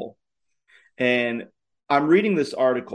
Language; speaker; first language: English; native; English